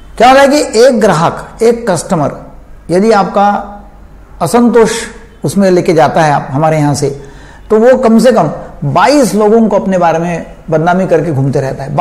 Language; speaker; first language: Hindi; non-native, local second language; Marathi